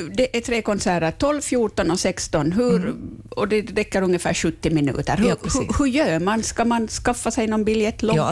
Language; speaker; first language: Swedish; native; Swedish